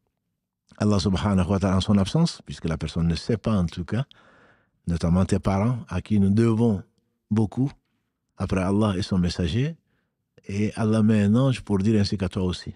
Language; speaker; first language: French; native; French